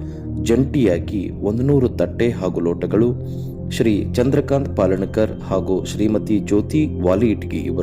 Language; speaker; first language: Kannada; native; Kannada